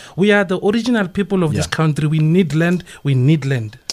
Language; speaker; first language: English; non-native, local second language; Northern Sotho